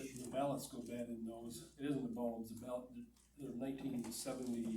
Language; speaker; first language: English; native; English